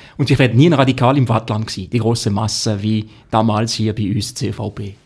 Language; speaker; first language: German; non-native, local second language; French